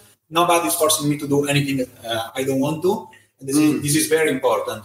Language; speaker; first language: English; non-native, fluent; Italian